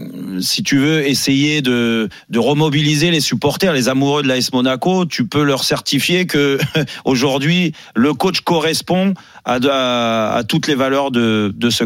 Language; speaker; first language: French; native; French